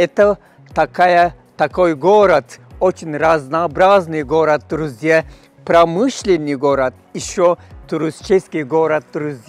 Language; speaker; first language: Russian; non-native, fluent; Turkish